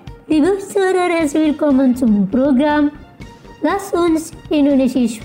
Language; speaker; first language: German; non-native, local second language; Indonesian